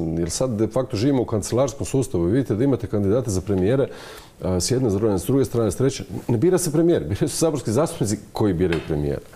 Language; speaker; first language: Croatian; native; Croatian